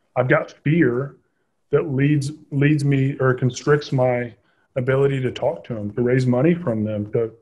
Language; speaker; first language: English; native; English